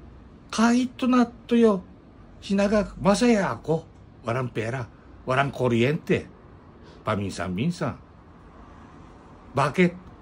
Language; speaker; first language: Filipino; non-native, learner; Japanese